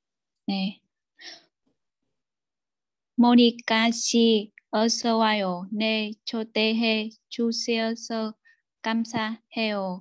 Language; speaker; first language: Korean; non-native, learner; Vietnamese